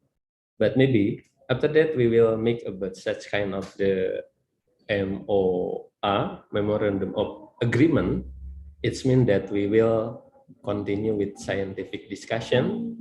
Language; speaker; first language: English; non-native, learner; Indonesian